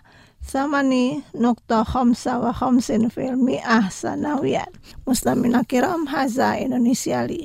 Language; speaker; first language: Arabic; non-native, fluent; Indonesian